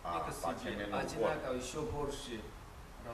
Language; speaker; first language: Russian; non-native, learner; Chinese